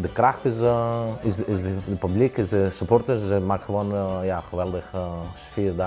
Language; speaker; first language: Dutch; non-native, fluent; Greek